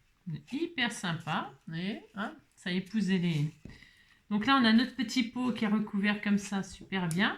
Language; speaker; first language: French; native; French